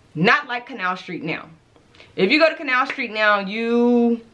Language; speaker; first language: English; native; English